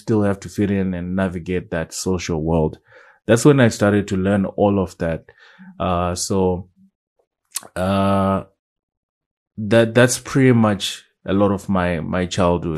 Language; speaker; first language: English; non-native, local second language; Shona